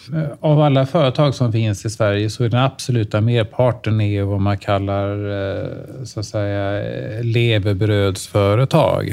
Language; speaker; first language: Swedish; native; Swedish